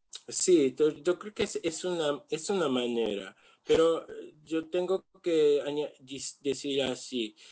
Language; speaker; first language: Spanish; non-native, learner; Japanese